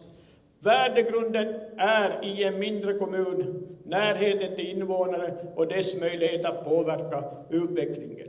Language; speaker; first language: Swedish; native; Swedish